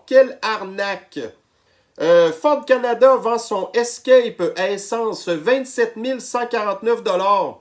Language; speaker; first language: French; native; French